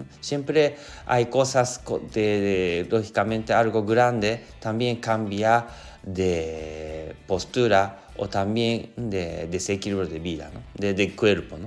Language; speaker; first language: Spanish; non-native, learner; Japanese